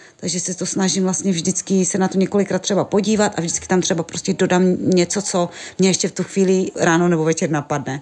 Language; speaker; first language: Czech; non-native, local second language; Romany